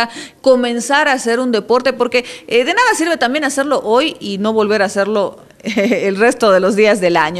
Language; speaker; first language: Spanish; native; Spanish